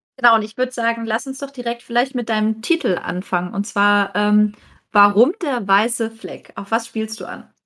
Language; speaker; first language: German; native; German